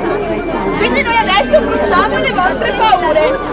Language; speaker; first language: Italian; native; Italian